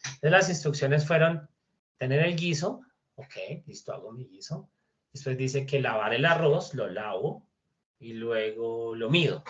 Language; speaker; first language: Spanish; native; Spanish